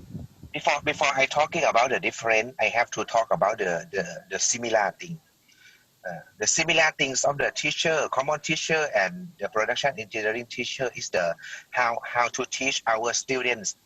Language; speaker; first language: English; non-native, learner; Thai